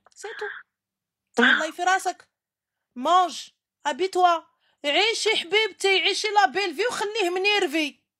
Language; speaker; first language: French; early bilingual, other home language; Arabic